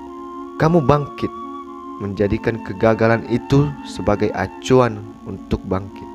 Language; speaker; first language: Indonesian; native; Indonesian